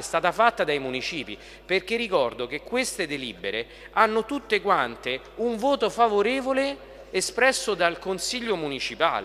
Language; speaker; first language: Italian; native; Italian